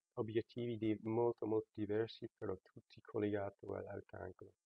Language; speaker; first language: Italian; non-native, fluent; English